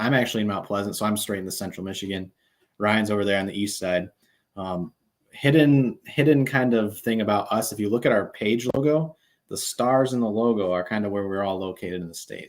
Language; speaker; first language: English; native; English